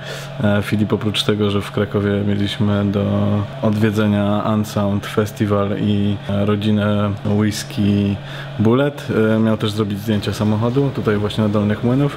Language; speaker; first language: Polish; native; Polish